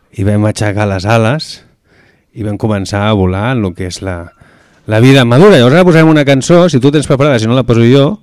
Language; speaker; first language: Catalan; native; Catalan